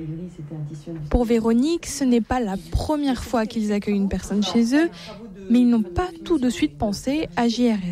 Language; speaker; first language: French; native; French